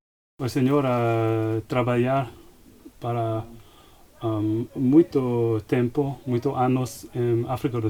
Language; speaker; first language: Portuguese; non-native, learner; English